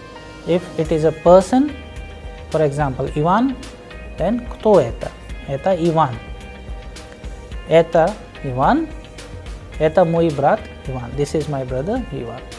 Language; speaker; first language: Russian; non-native, fluent; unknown